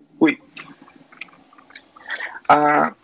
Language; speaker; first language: French; non-native, learner; Spanish